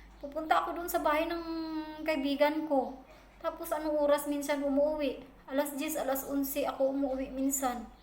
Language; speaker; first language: Filipino; non-native, local second language; Hiligaynon